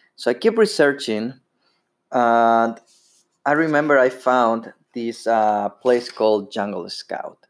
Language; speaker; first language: English; non-native, fluent; Spanish